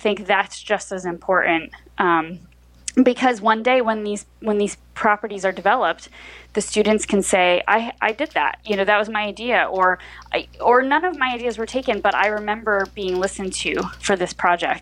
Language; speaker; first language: English; native; English